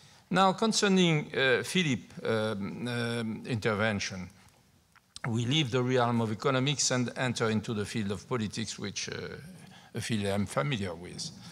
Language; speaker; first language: English; non-native, fluent; French